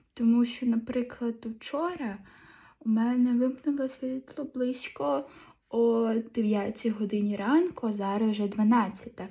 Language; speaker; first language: Ukrainian; non-native, local second language; Russian